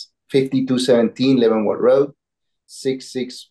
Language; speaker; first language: English; non-native, learner; Spanish